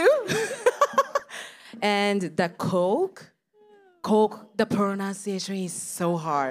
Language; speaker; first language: English; non-native, learner; Japanese